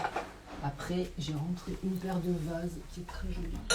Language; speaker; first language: French; native; French